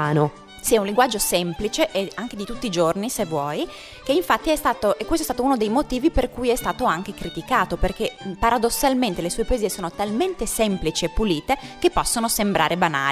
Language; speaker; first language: Italian; native; Italian